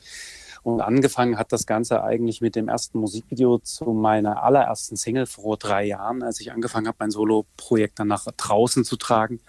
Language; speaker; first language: German; native; German